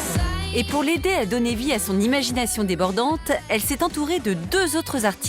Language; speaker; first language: French; native; French